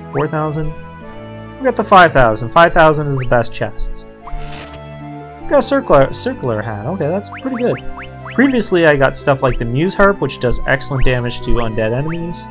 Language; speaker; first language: English; native; English